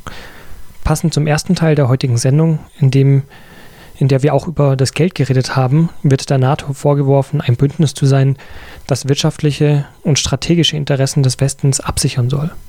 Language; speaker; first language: German; native; German